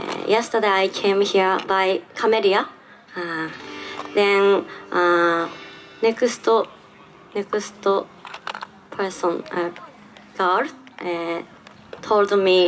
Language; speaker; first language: English; non-native, learner; Japanese